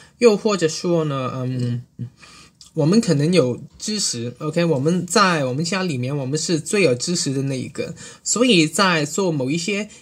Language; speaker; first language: Chinese; non-native, local second language; Cantonese